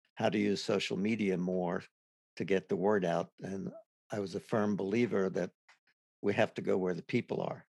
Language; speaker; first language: English; native; English